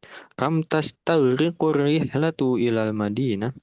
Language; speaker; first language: Arabic; non-native, fluent; Indonesian